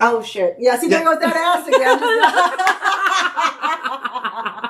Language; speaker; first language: English; native; English